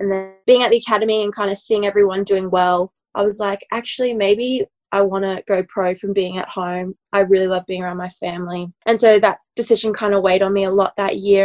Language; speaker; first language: English; native; English